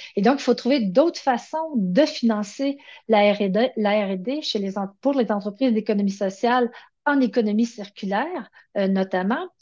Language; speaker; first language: French; native; French